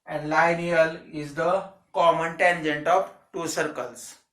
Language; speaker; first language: English; non-native, local second language; Marathi